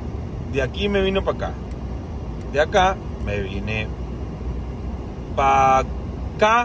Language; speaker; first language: Spanish; native; Spanish